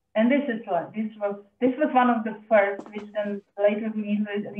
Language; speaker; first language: English; non-native, fluent; Czech